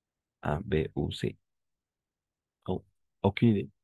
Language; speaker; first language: French; non-native, fluent; Spanish